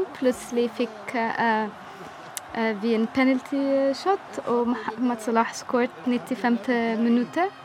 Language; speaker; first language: Norwegian; non-native, fluent; Arabic